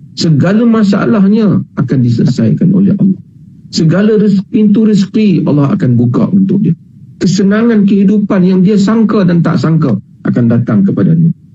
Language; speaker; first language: Malay; native; Malay